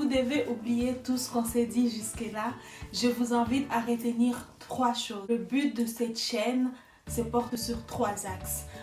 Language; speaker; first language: French; non-native, local second language; Lingala